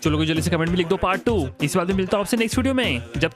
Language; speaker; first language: Hindi; native; Hindi